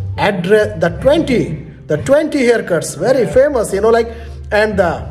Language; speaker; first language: English; non-native, local second language; Hindi